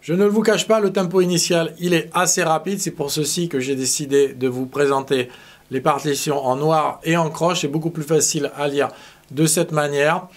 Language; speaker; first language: French; native; French